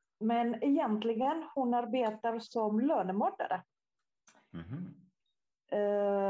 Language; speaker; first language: Swedish; non-native, fluent; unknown